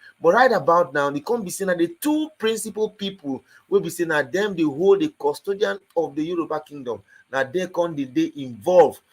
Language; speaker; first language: Nigerian Pidgin; native; Nigerian Pidgin